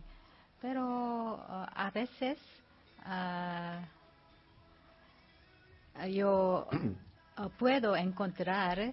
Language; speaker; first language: Spanish; non-native, learner; Korean